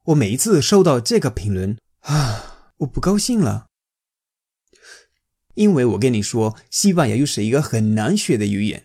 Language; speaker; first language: Chinese; non-native, fluent; Spanish